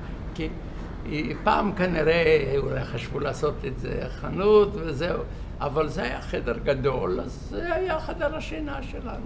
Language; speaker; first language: Hebrew; non-native, fluent; Yiddish